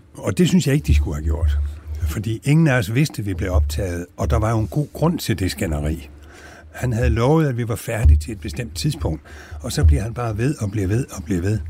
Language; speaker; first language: Danish; native; Danish